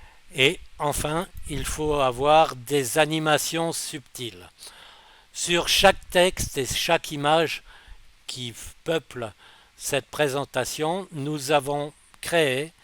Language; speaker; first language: French; native; French